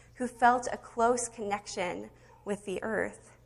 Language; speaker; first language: English; native; English